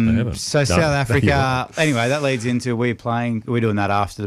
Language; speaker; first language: English; native; English